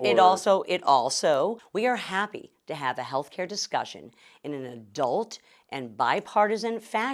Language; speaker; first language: English; native; English